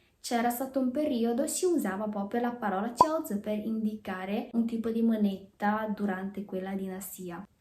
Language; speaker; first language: Italian; early bilingual, other home language; Chinese